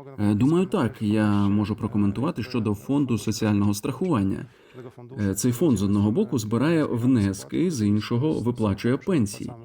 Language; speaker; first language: Ukrainian; non-native, fluent; Polish